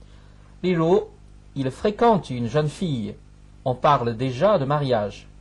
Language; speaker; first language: French; non-native, fluent; Chinese